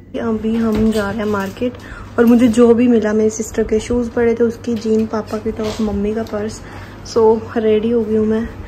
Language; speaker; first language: Hindi; non-native, local second language; Punjabi